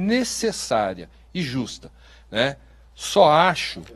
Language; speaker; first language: Portuguese; native; Portuguese